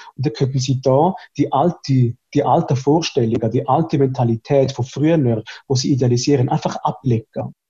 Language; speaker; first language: German; early bilingual, other home language; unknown